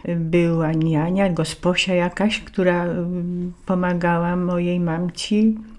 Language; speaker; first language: Polish; native; Polish